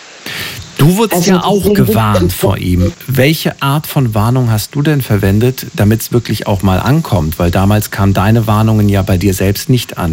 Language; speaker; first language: German; native; German